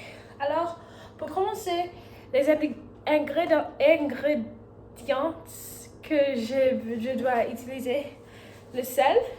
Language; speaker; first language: French; non-native, learner; English